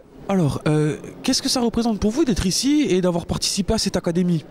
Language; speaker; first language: French; native; French